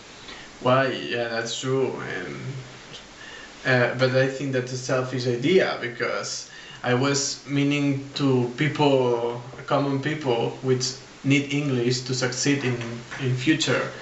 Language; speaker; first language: English; non-native, fluent; Spanish